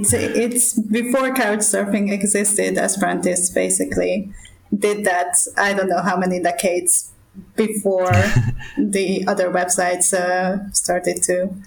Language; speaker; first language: English; non-native, fluent; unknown